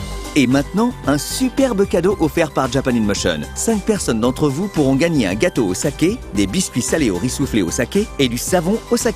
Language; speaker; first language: French; native; French